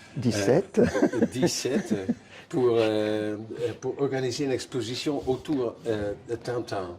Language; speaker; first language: French; non-native, fluent; Dutch